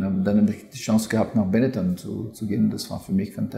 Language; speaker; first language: German; non-native, fluent; French